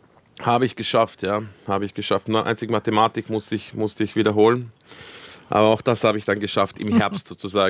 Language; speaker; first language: German; early bilingual, other home language; Croatian